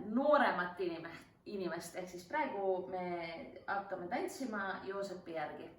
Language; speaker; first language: Estonian; native; Estonian